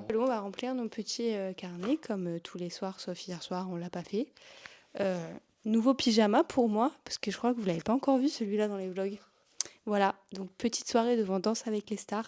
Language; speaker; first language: French; native; French